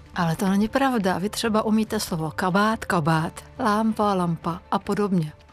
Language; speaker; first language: Czech; non-native, fluent; Hungarian